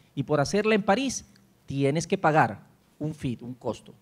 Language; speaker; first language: Spanish; native; Spanish